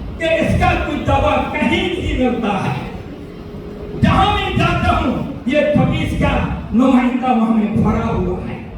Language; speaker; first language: Urdu; non-native, fluent; Bangla